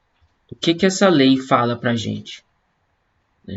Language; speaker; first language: Portuguese; native; Portuguese